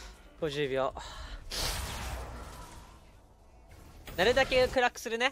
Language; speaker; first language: Japanese; native; Japanese